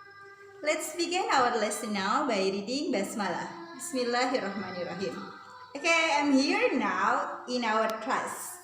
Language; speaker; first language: English; non-native, learner; Indonesian